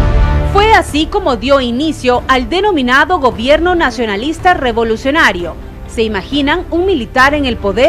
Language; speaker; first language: Spanish; native; Spanish